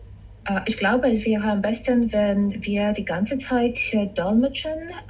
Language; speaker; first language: German; non-native, fluent; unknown